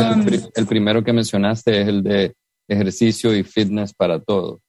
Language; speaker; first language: Spanish; native; Spanish